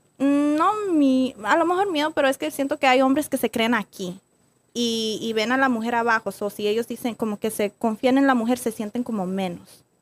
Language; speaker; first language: Spanish; early bilingual, other home language; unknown